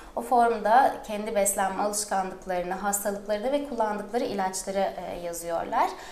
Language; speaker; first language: Turkish; early bilingual, heritage; Turkish